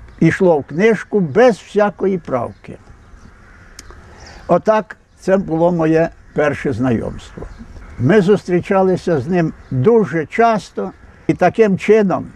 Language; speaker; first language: Ukrainian; native; Ukrainian